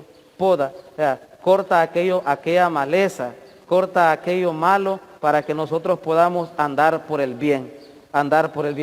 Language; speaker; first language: Spanish; native; Spanish